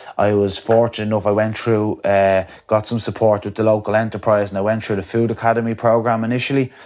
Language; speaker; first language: English; native; English